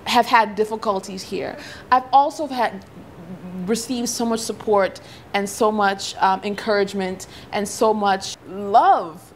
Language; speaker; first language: English; native; English